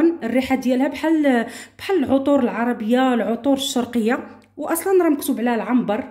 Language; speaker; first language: Arabic; native; Arabic